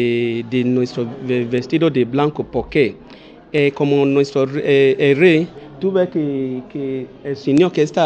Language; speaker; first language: Spanish; non-native, learner; Bini